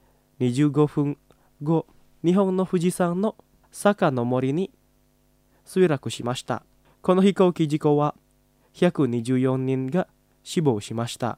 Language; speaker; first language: Japanese; non-native, fluent; Indonesian